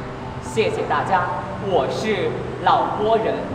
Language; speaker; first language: Chinese; non-native, learner; Lao